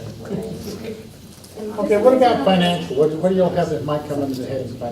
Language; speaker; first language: English; native; English